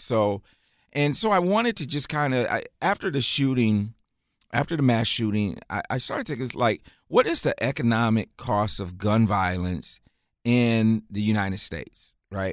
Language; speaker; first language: English; native; English